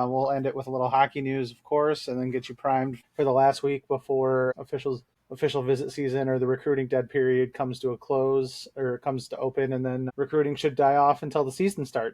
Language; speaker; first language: English; native; English